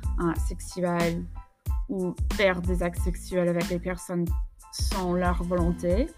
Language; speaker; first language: French; non-native, fluent; English